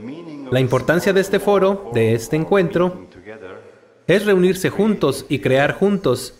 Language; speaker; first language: Spanish; non-native, fluent; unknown